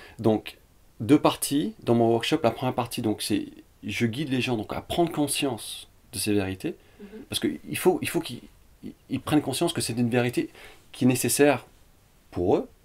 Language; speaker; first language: French; early bilingual, other home language; Vietnamese